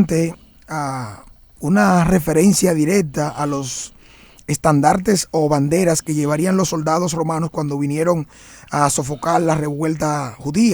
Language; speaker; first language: Spanish; native; Spanish